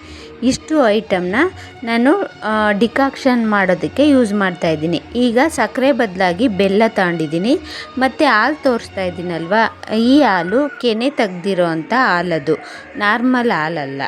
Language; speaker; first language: Kannada; native; Kannada